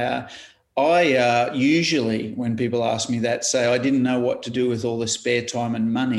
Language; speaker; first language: English; native; English